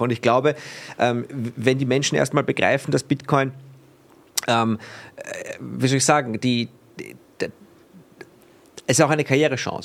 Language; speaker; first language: German; native; German